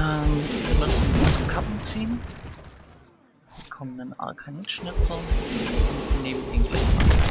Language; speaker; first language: German; native; German